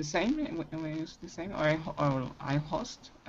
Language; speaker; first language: English; non-native, learner; Spanish